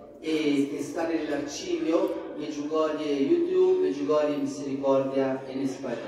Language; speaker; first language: Spanish; non-native, fluent; Italian